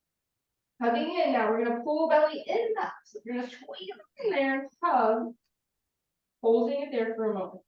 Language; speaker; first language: English; native; English